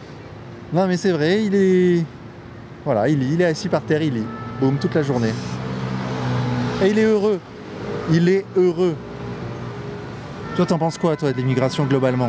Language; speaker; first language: French; native; French